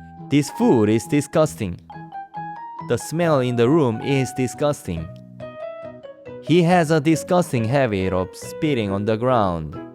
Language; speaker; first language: English; non-native, fluent; Korean